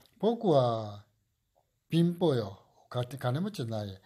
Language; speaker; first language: Japanese; non-native, learner; Korean